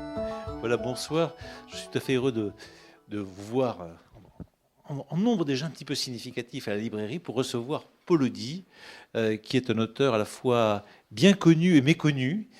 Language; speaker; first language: French; native; French